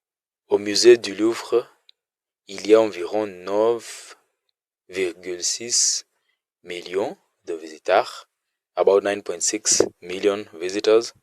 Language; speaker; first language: French; non-native, fluent; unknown